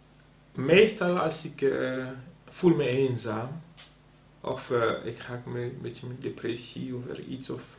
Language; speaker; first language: Dutch; non-native, local second language; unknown